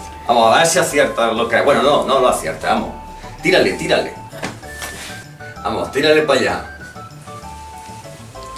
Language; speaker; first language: Spanish; native; Spanish